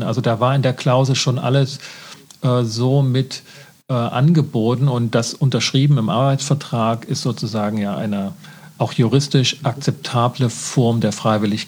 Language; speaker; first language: German; native; German